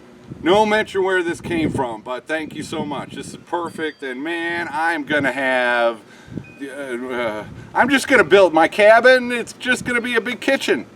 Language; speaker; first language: English; native; English